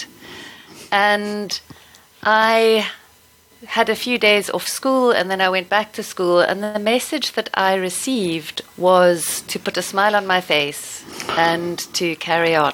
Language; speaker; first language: English; native; English